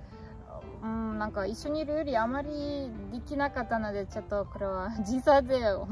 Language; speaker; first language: Japanese; non-native, learner; German